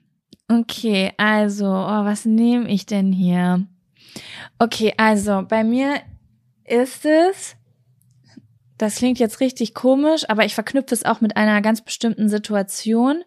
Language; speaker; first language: German; native; German